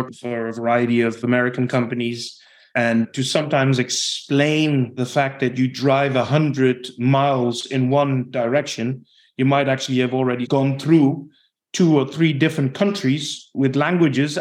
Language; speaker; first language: English; non-native, fluent; Dutch